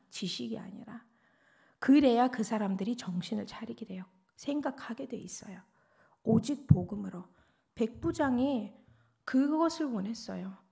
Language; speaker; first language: Korean; non-native, fluent; Russian